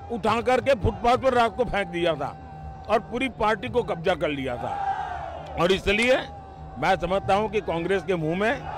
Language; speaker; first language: Hindi; non-native, local second language; Gujarati